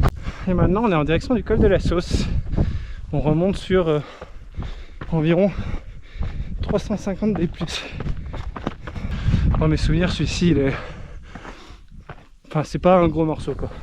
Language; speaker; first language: French; native; French